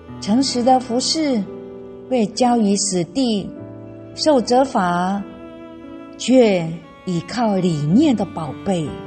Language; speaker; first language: Chinese; non-native, local second language; Amis